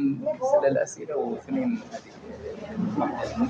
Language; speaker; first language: Arabic; native; Arabic